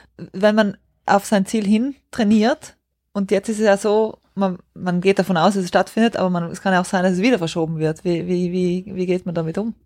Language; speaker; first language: German; native; German